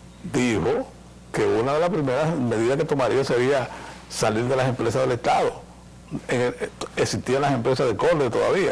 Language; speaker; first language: Spanish; native; Spanish